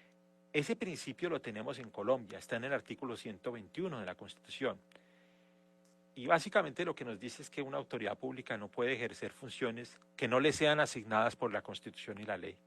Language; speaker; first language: Spanish; native; Spanish